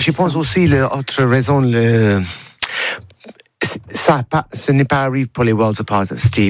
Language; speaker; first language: French; non-native, learner; English